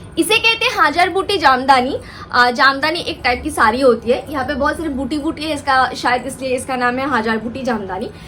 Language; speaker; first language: Hindi; non-native, local second language; Bangla